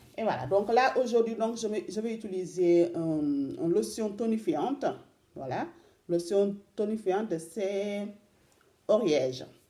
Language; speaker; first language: French; non-native, local second language; Wolof